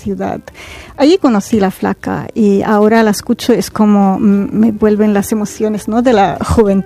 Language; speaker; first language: Spanish; non-native, fluent; Arabic